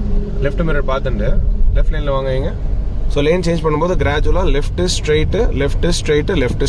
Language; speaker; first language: Tamil; native; Tamil